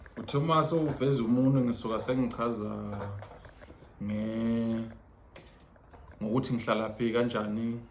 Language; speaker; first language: Zulu; native; Zulu